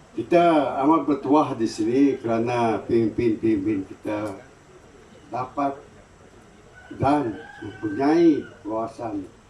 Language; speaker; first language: Malay; non-native, local second language; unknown